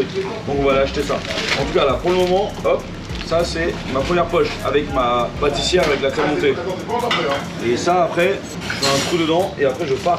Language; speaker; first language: French; native; French